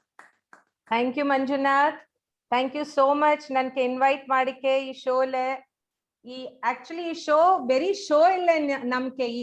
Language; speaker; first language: Kannada; non-native, fluent; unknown